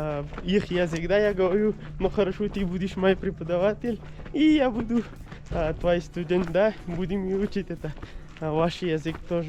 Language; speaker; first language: Russian; non-native, learner; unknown